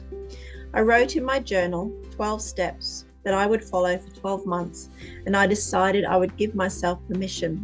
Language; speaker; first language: English; native; English